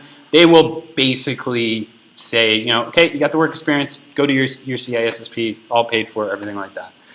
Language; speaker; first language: English; native; English